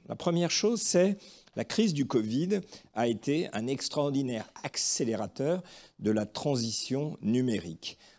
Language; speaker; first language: French; native; French